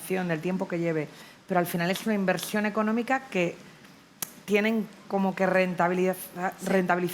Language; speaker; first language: Spanish; native; Spanish